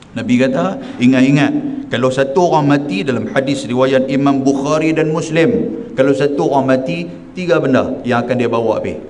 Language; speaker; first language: Malay; native; Malay